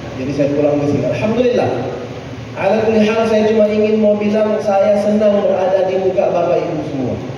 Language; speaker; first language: Indonesian; native; Indonesian